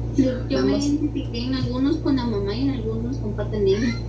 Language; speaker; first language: Spanish; native; Spanish